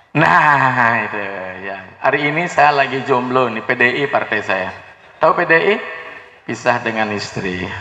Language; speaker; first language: Indonesian; non-native, local second language; Balinese